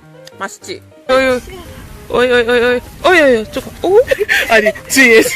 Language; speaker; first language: Korean; non-native, learner; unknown